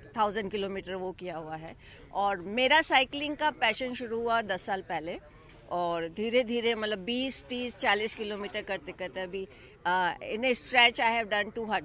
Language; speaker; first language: Hindi; non-native, local second language; Gujarati